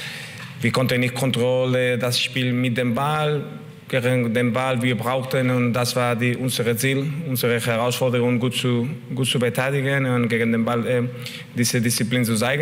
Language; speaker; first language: German; non-native, learner; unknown